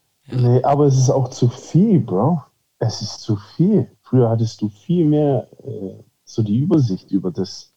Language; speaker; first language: German; early bilingual, heritage; German